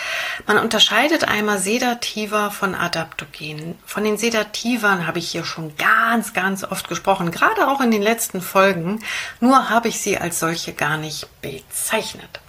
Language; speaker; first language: German; native; German